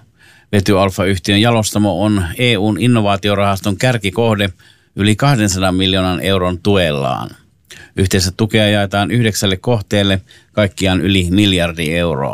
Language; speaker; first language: Finnish; native; Finnish